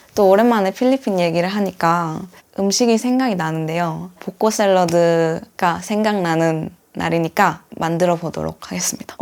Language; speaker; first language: Korean; early bilingual, other home language; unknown